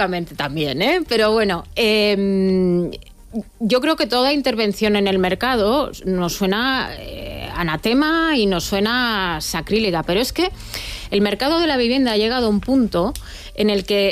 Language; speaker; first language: Spanish; native; Spanish